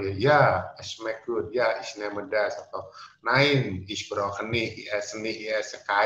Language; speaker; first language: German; non-native, fluent; Indonesian